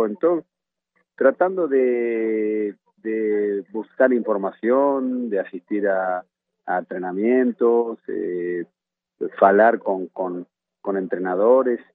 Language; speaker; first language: Portuguese; non-native, fluent; Spanish